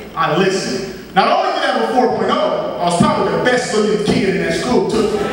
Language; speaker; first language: English; native; English